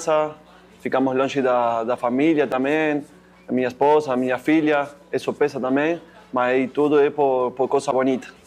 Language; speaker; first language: Portuguese; non-native, fluent; Spanish